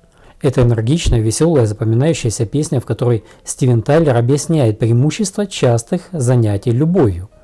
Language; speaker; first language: Russian; native; Russian